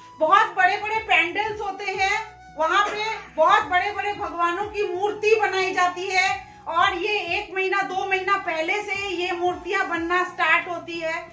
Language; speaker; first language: Hindi; non-native, local second language; Bangla